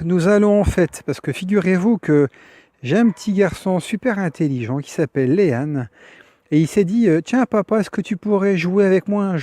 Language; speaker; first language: French; native; French